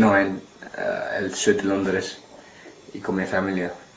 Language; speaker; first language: Spanish; non-native, learner; English